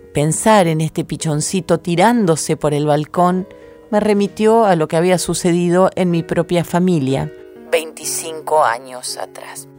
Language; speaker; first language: Spanish; native; Spanish